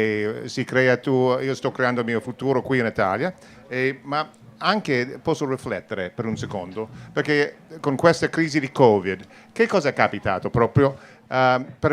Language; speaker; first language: Italian; non-native, learner; English